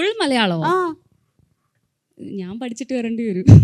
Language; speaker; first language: Malayalam; non-native, learner; Telugu